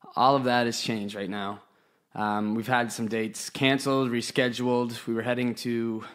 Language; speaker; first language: English; native; English